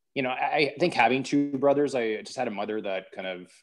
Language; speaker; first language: English; native; English